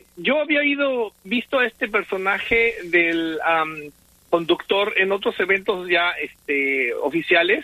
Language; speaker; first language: Spanish; native; Spanish